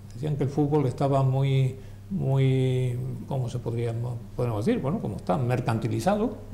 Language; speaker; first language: Spanish; native; Spanish